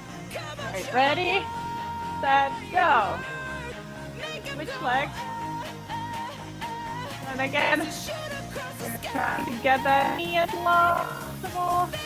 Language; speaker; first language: English; native; English